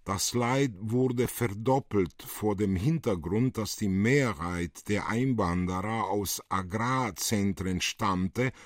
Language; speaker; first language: German; early bilingual, other home language; Italian